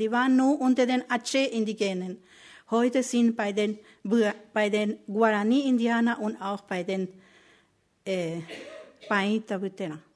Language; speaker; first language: German; non-native, learner; Spanish